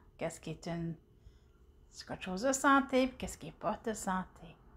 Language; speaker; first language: French; native; French